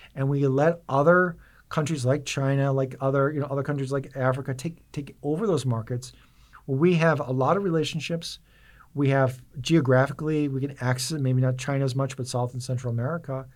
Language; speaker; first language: English; native; English